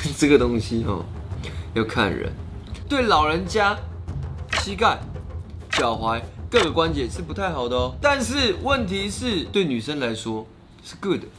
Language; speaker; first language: Chinese; native; Chinese